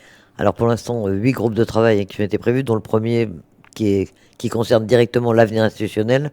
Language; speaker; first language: French; native; French